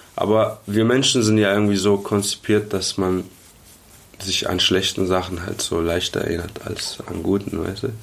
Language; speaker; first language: German; early bilingual, other home language; Arabic